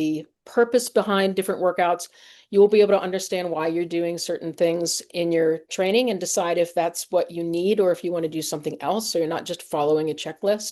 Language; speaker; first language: English; native; English